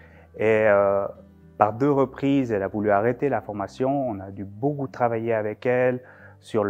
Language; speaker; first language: French; native; French